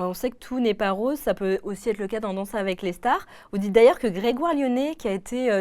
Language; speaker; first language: French; native; French